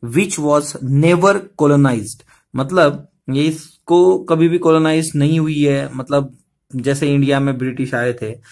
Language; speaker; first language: Hindi; non-native, local second language; Marathi